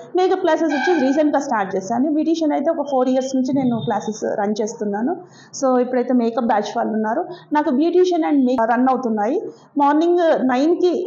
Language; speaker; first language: Telugu; native; Telugu